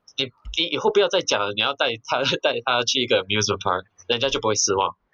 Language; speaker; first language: Chinese; early bilingual, heritage; Chinese